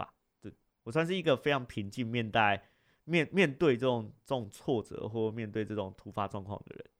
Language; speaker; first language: Chinese; native; Chinese